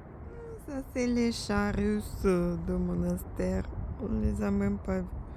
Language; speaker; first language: French; non-native, fluent; Russian